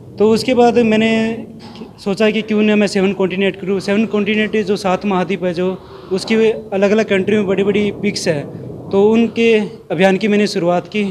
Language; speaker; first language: Hindi; native; Hindi